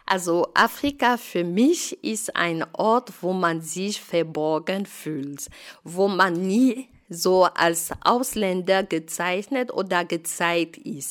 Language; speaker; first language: German; non-native, fluent; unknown